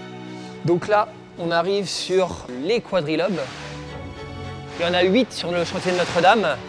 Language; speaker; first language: French; native; French